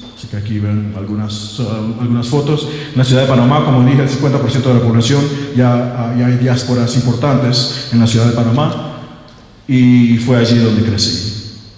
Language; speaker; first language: Spanish; non-native, local second language; English